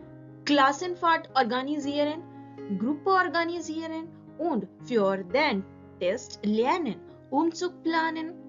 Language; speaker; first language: German; non-native, fluent; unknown